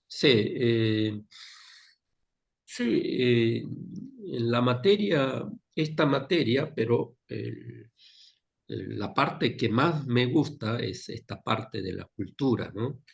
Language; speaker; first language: Spanish; non-native, fluent; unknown